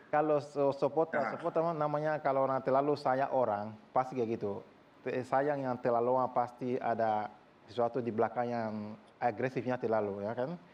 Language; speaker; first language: Indonesian; non-native, fluent; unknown